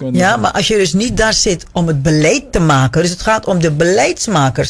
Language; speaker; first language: Dutch; native; Dutch